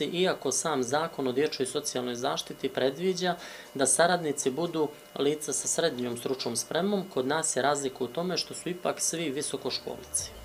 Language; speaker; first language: Serbian; native; Serbian